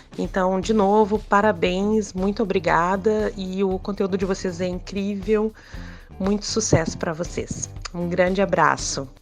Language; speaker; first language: Portuguese; native; Portuguese